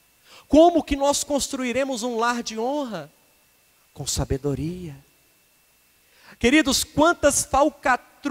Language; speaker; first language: Portuguese; native; Portuguese